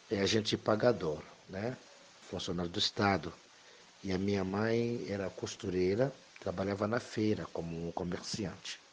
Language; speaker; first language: Portuguese; non-native, fluent; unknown